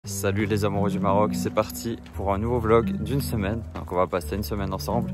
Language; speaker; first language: French; native; French